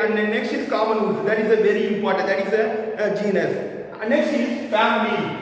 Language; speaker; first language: English; non-native, local second language; Tamil